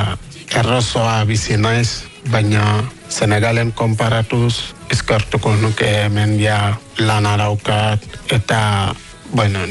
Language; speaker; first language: Basque; non-native, learner; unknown